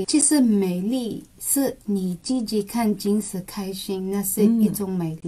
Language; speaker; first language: Chinese; non-native, local second language; Cebuano